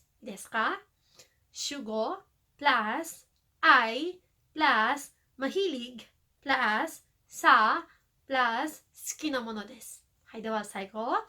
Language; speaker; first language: Japanese; non-native, fluent; Filipino